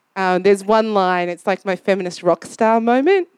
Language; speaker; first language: English; native; English